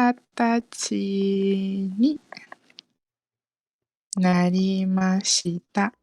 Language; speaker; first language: Japanese; non-native, fluent; Malay